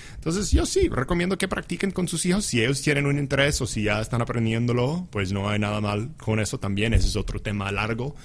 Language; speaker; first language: Spanish; non-native, fluent; English